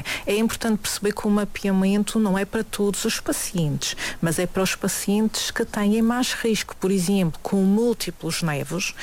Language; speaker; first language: Portuguese; native; Portuguese